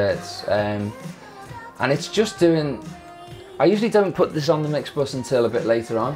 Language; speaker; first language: English; native; English